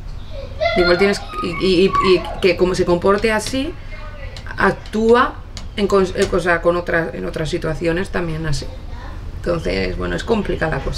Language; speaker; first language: Spanish; native; Spanish